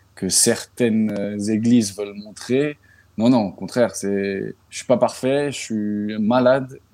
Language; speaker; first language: French; native; French